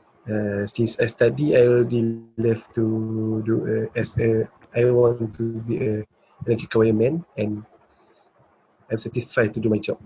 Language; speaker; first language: English; non-native, learner; Malay